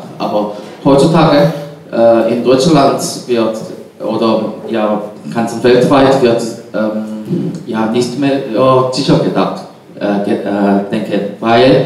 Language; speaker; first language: German; non-native, learner; Korean